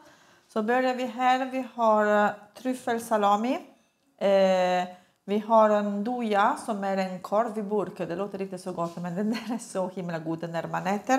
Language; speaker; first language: Swedish; non-native, fluent; Italian